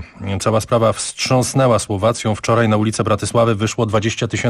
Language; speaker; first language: Polish; native; Polish